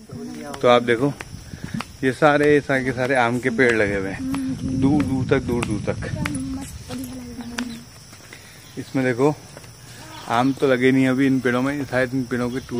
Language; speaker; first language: Hindi; native; Hindi